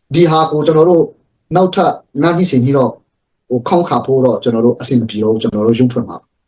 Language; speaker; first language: Burmese; non-native, local second language; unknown